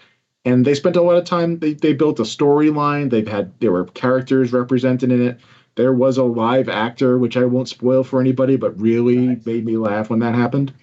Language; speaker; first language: English; native; English